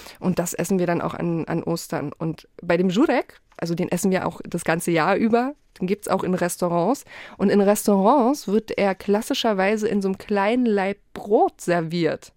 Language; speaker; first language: German; early bilingual, other home language; Polish